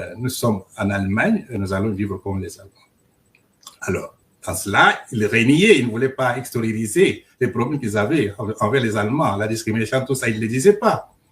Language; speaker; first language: French; non-native, local second language; Luba-Lulua